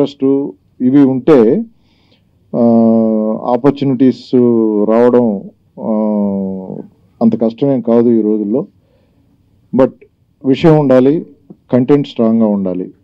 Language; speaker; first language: Telugu; native; Telugu